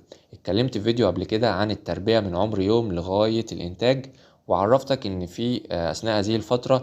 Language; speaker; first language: Arabic; native; Arabic